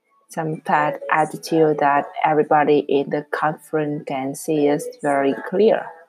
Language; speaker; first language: English; non-native, learner; Vietnamese